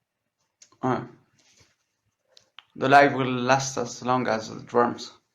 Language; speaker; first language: English; non-native, learner; French